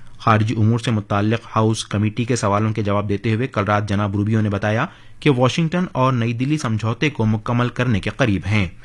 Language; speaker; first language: Urdu; native; Urdu